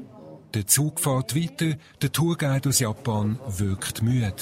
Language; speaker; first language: German; native; German